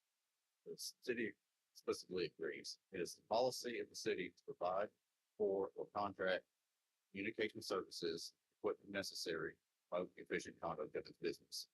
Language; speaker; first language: English; native; English